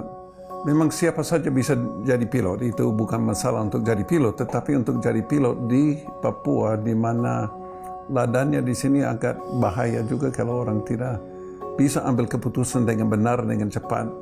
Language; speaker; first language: Indonesian; non-native, fluent; English